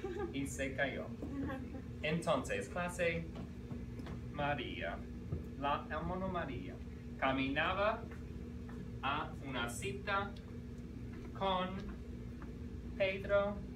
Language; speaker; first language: Spanish; non-native, fluent; English